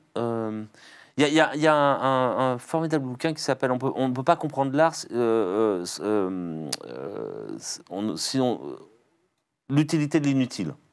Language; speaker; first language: French; native; French